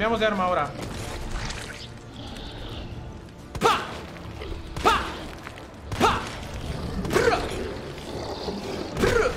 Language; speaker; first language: Spanish; native; Spanish